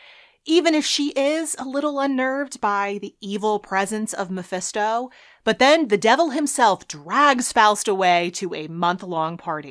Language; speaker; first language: English; native; English